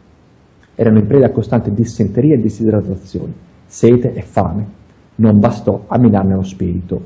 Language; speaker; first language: Italian; native; Italian